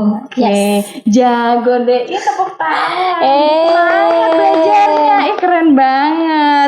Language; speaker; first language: Indonesian; native; Indonesian